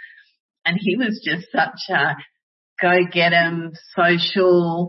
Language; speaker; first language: English; native; English